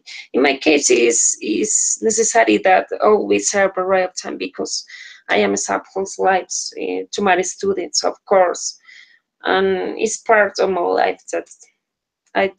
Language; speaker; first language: English; non-native, learner; Spanish